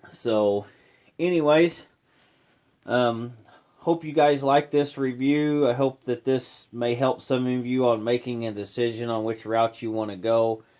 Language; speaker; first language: English; native; English